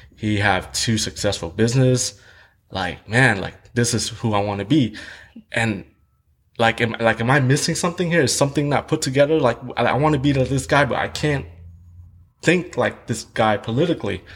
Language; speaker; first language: English; early bilingual, other home language; Vietnamese